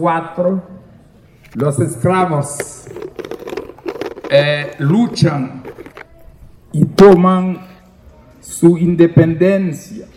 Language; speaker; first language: Spanish; non-native, fluent; Haitian Creole